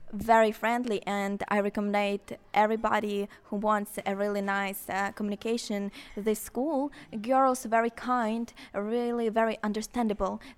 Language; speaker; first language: English; non-native, learner; Ukrainian